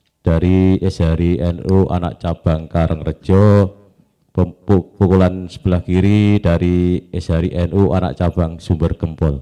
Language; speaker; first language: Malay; non-native, local second language; Javanese